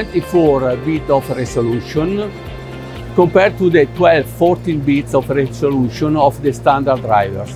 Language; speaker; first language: English; non-native, fluent; Italian